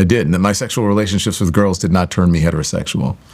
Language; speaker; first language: English; native; English